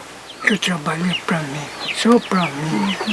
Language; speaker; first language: Portuguese; non-native, learner; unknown